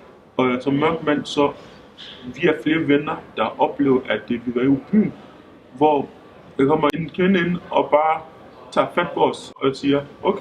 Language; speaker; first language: Danish; early bilingual, other home language; Lingala